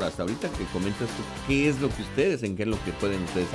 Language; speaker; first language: Spanish; native; Spanish